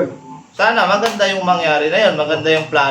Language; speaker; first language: Filipino; native; Filipino